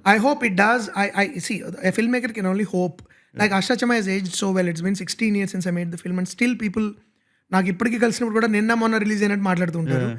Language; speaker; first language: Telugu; native; Telugu